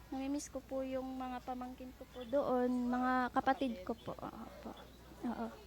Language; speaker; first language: Filipino; non-native, local second language; Cebuano